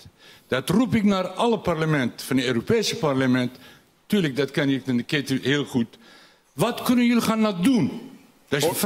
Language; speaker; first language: Dutch; non-native, fluent; Turkish